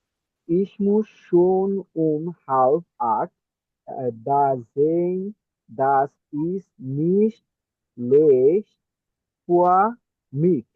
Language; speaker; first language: German; non-native, learner; Bangla